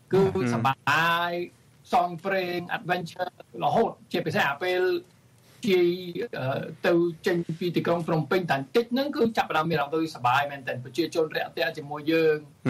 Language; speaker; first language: Khmer; early bilingual, heritage; Khmer